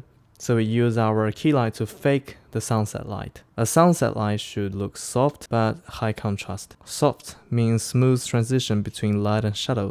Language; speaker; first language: English; non-native, fluent; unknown